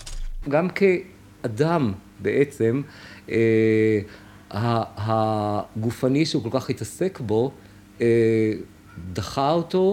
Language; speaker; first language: Hebrew; native; Hebrew